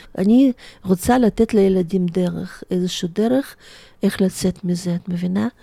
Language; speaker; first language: Hebrew; non-native, fluent; Russian